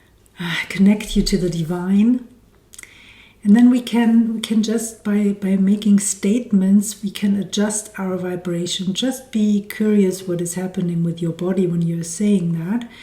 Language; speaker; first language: English; non-native, fluent; German